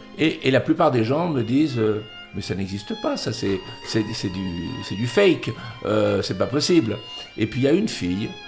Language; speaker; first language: French; early bilingual, other home language; Catalan